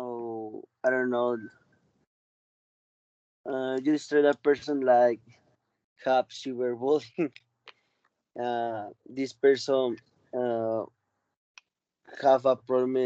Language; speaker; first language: English; non-native, learner; Spanish